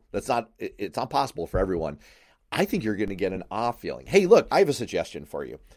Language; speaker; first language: English; native; English